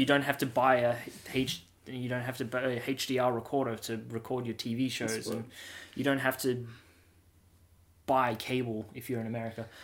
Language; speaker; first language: English; native; English